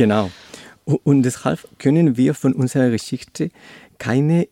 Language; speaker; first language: German; non-native, learner; Spanish